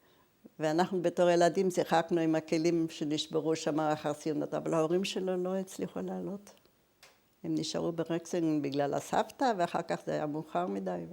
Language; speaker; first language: Hebrew; early bilingual, other home language; German